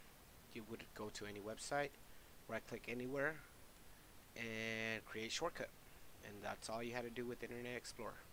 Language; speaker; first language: English; native; English